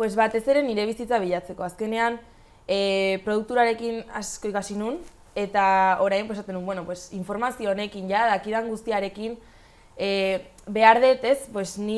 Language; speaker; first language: Basque; non-native, local second language; Spanish